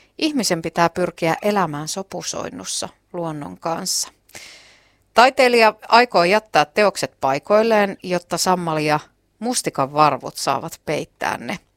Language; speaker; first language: Finnish; native; Finnish